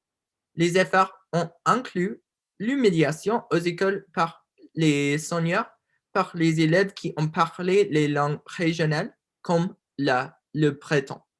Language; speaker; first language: French; non-native, learner; English